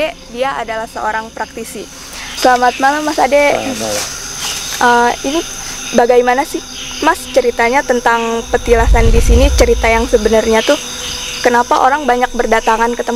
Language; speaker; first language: Indonesian; native; Indonesian